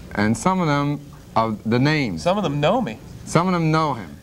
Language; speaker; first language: English; native; English